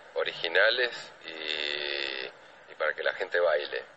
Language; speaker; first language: Spanish; native; Spanish